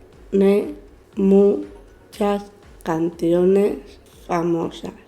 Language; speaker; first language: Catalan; non-native, local second language; Spanish